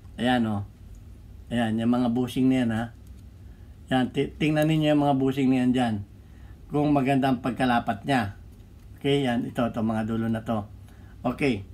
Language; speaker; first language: Filipino; native; Filipino